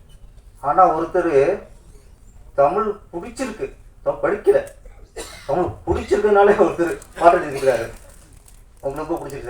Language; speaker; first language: Tamil; native; Tamil